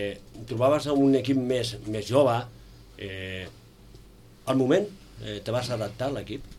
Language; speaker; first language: Catalan; native; Catalan